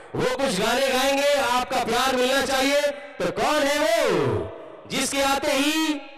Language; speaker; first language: Hindi; non-native, local second language; Bangla